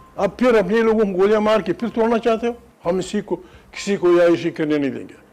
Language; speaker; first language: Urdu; non-native, local second language; Pashto